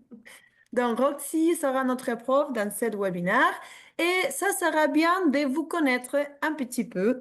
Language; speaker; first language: French; non-native, fluent; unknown